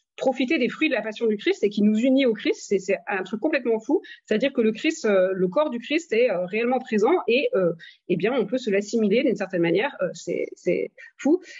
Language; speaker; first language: French; native; French